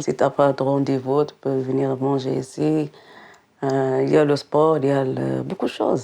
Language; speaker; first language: French; non-native, learner; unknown